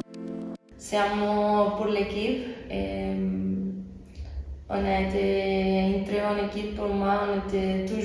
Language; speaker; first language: French; non-native, fluent; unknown